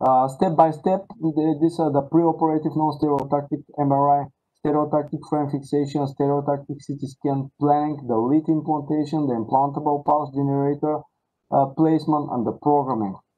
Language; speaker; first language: English; non-native, fluent; Bulgarian